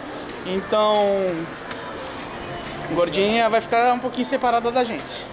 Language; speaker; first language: Portuguese; native; Portuguese